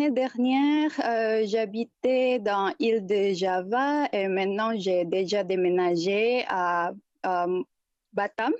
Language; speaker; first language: French; non-native, fluent; Indonesian